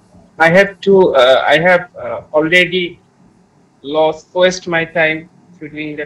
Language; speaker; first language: English; non-native, learner; Bangla